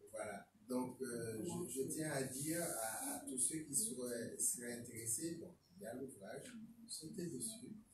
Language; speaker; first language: French; native; French